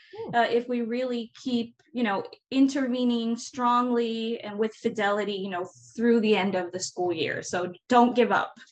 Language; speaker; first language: English; native; English